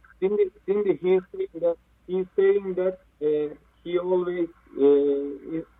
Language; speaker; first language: English; non-native, learner; Turkish